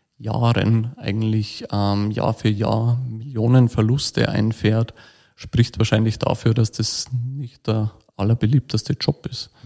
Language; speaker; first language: German; native; German